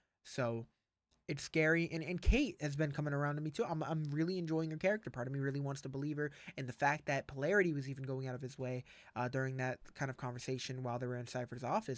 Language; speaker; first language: English; native; English